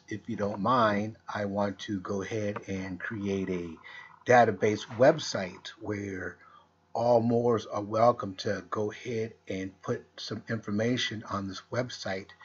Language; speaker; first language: English; native; English